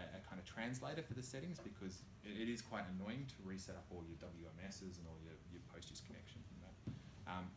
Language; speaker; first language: English; native; English